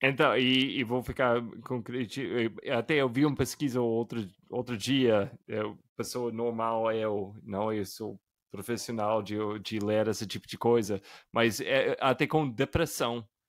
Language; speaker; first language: Portuguese; non-native, fluent; English